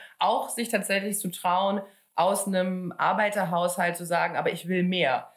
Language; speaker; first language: German; native; German